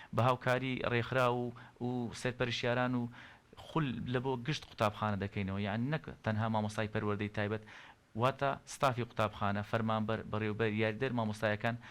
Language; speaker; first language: Central Kurdish; native; Central Kurdish